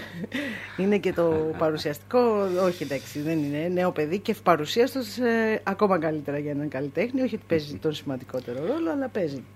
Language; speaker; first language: Greek; native; Greek